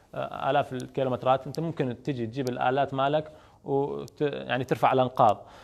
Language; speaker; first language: Arabic; native; Arabic